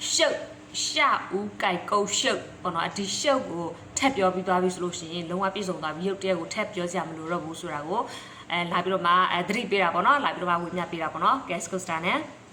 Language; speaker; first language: Burmese; non-native, local second language; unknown